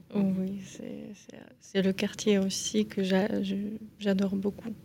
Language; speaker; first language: French; non-native, fluent; Ukrainian